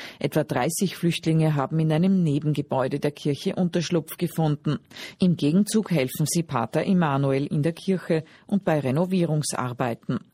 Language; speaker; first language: German; native; German